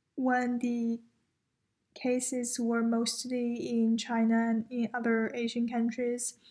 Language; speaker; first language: English; non-native, fluent; Chinese